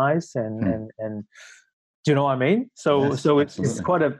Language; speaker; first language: English; non-native, local second language; Cantonese